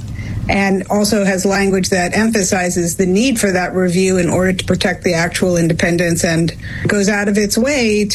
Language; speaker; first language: English; native; English